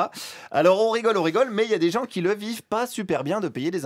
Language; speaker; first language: French; native; French